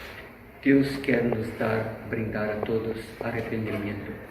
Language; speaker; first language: Spanish; non-native, fluent; Portuguese